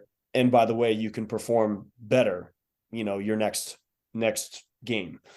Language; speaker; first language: English; native; English